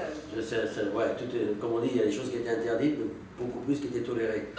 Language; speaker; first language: French; native; French